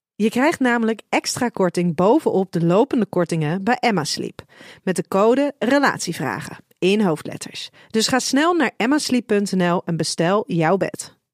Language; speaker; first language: Dutch; native; Dutch